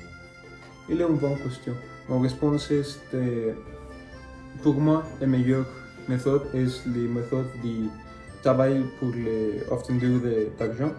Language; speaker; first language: French; non-native, learner; Spanish